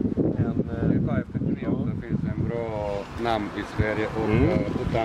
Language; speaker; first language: Swedish; non-native, learner; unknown